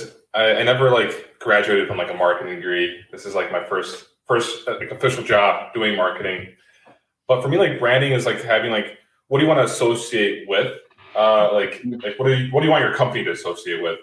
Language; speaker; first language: English; native; English